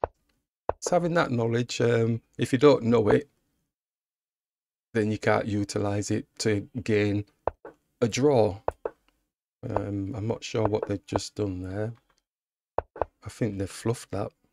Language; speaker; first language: English; native; English